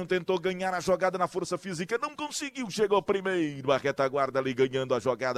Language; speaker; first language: Portuguese; native; Portuguese